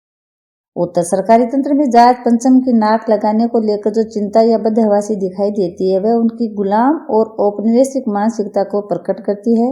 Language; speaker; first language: Hindi; native; Hindi